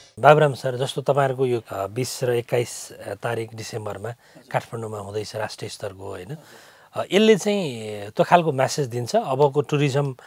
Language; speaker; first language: Nepali; native; Nepali